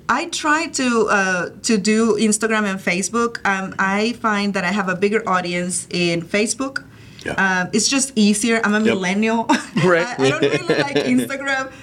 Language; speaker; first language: English; early bilingual, other home language; Spanish